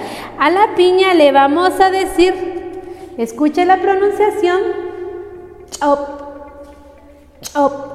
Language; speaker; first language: Spanish; non-native, local second language; Kaqchikel